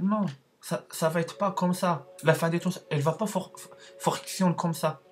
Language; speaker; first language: French; non-native, learner; Arabic